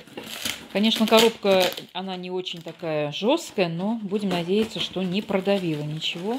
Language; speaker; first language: Russian; native; Russian